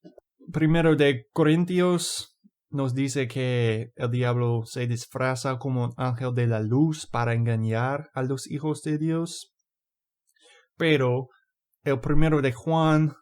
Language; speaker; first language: Spanish; non-native, fluent; English